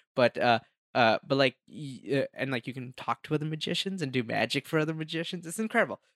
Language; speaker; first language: English; non-native, local second language; Hindi